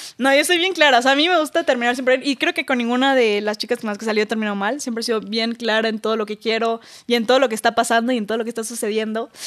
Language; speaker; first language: Spanish; native; Spanish